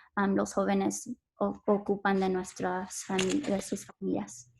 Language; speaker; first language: Spanish; early bilingual, heritage; Spanish